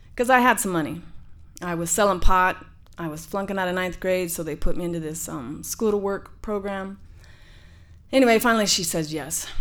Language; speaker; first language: English; native; English